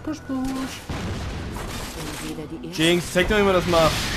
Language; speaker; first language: German; native; German